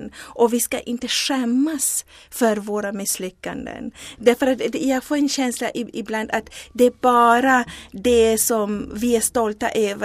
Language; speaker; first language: Swedish; non-native, fluent; Zulu